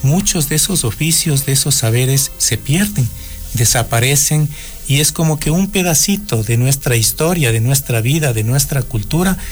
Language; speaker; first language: Spanish; native; Spanish